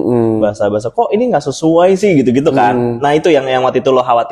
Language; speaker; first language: Indonesian; native; Indonesian